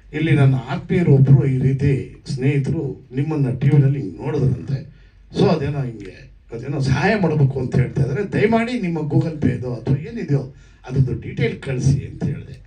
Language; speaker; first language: Kannada; native; Kannada